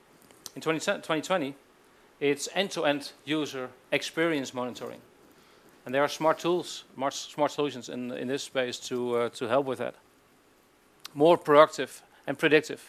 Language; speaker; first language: English; non-native, fluent; Dutch